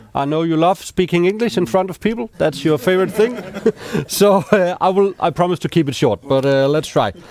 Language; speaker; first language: English; non-native, fluent; Danish